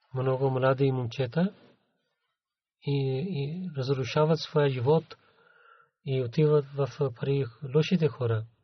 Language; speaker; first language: Bulgarian; non-native, learner; Urdu